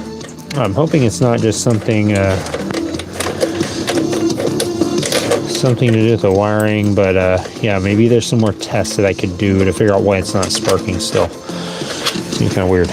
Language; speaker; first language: English; native; English